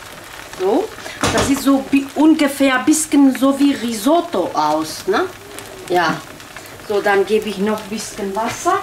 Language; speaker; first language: German; non-native, local second language; Kurdish